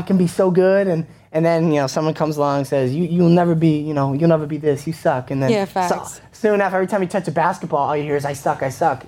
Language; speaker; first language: English; native; English